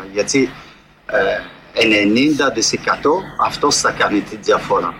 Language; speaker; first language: Greek; non-native, fluent; French